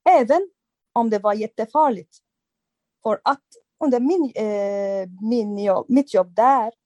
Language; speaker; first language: Swedish; non-native, fluent; Arabic